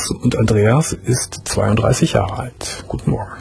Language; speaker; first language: German; native; German